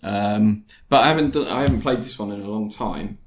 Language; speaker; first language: English; native; English